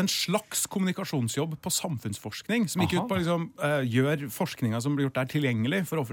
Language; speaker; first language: Norwegian; native; Norwegian